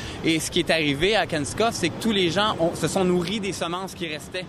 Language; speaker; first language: French; native; French